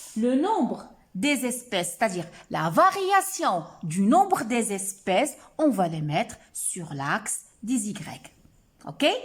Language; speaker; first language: French; non-native, local second language; Arabic